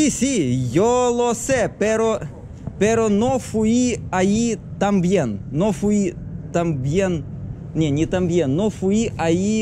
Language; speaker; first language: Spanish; non-native, learner; Russian